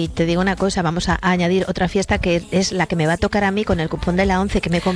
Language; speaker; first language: Spanish; native; Spanish